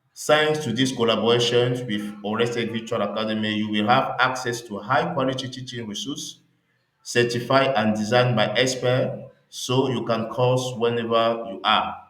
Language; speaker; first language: English; non-native, local second language; French